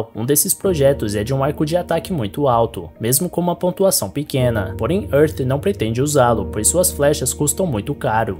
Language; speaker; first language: Portuguese; native; Portuguese